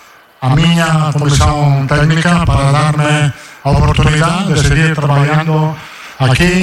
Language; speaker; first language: Spanish; non-native, fluent; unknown